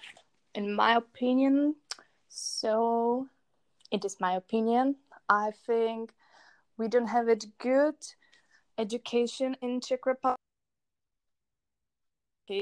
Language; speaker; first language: English; non-native, learner; Czech